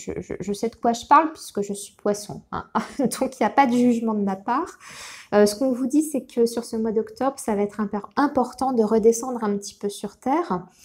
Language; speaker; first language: French; native; French